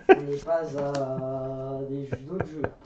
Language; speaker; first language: French; native; French